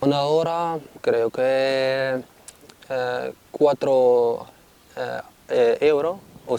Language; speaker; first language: Spanish; non-native, learner; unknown